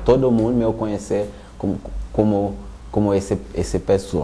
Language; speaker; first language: Portuguese; non-native, learner; Haitian Creole